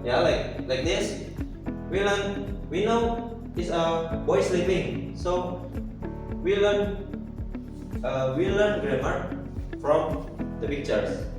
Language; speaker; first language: English; non-native, learner; Indonesian